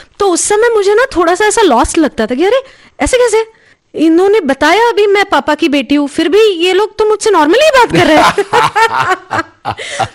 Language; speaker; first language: Hindi; non-native, local second language; Marathi